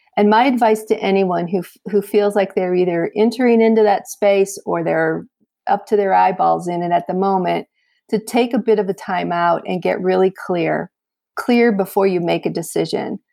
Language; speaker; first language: English; native; English